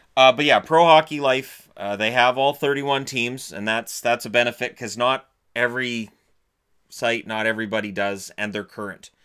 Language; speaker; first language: English; native; English